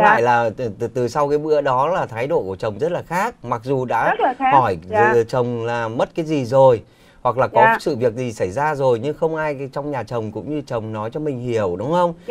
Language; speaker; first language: Vietnamese; native; Vietnamese